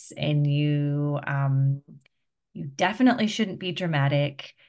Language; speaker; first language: English; native; English